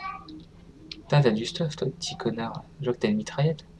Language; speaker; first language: French; native; French